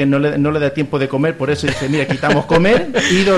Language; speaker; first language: Spanish; native; Spanish